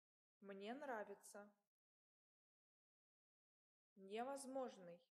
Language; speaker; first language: Russian; non-native, learner; English